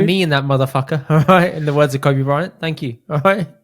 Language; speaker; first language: English; early bilingual, other home language; Punjabi